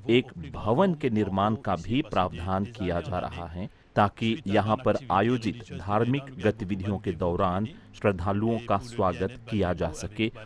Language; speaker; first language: Hindi; non-native, local second language; Morisyen